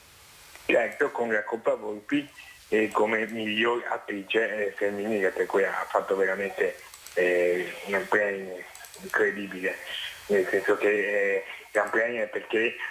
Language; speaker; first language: Italian; native; Italian